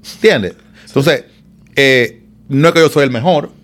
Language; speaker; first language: Spanish; native; Spanish